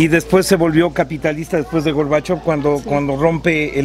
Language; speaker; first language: Spanish; native; Spanish